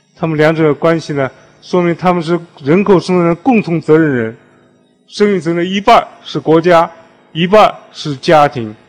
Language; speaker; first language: Chinese; native; Chinese